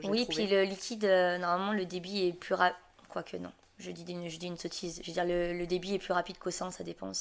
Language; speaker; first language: French; native; French